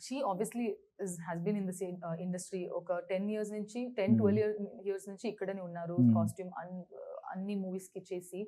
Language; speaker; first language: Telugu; non-native, learner; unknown